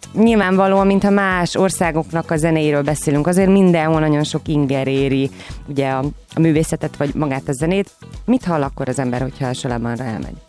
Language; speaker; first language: Hungarian; native; Hungarian